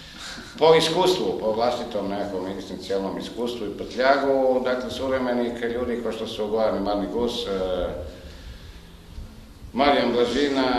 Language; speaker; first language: Croatian; native; Croatian